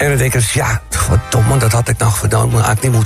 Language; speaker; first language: Dutch; native; Dutch